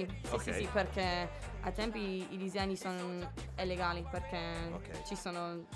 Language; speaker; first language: Italian; non-native, learner; English